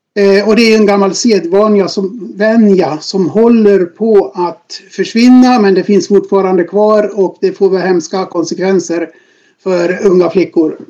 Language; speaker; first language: Swedish; native; Swedish